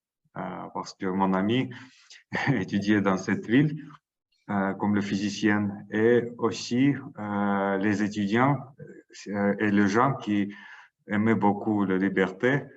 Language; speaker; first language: French; non-native, learner; Russian